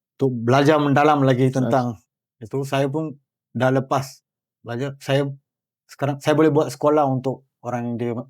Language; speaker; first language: Malay; non-native, local second language; Tamil